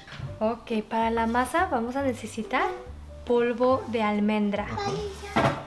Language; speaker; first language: Spanish; non-native, fluent; Korean